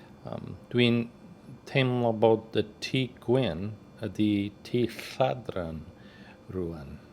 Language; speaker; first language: Welsh; non-native, learner; English